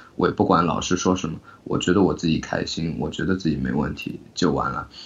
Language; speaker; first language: Chinese; non-native, fluent; Slovak